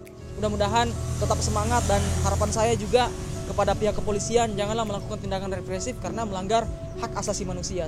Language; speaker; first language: Indonesian; native; Indonesian